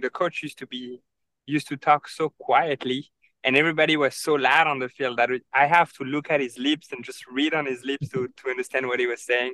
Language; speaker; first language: English; non-native, fluent; French